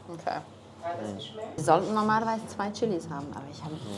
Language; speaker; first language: German; non-native, fluent; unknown